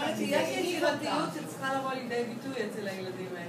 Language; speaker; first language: Hebrew; native; Hebrew